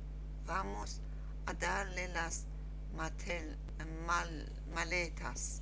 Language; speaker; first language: Spanish; non-native, learner; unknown